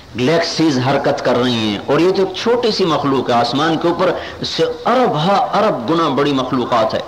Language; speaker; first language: Urdu; non-native, local second language; Punjabi